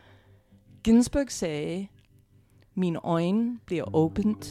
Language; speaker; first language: Danish; non-native, fluent; English